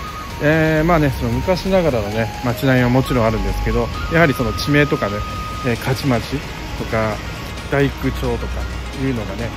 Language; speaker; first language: Japanese; native; Japanese